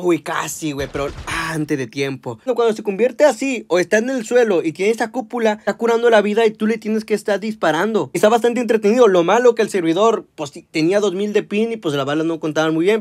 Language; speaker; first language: Spanish; native; Spanish